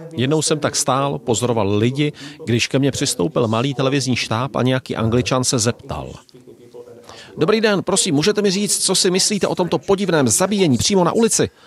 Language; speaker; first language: Czech; native; Czech